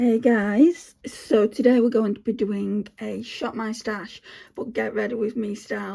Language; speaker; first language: English; native; English